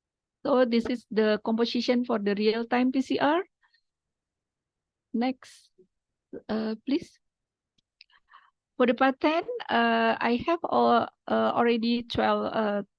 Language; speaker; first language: English; non-native, fluent; Indonesian